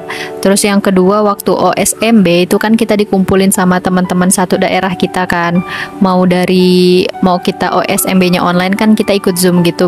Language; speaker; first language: Indonesian; native; Indonesian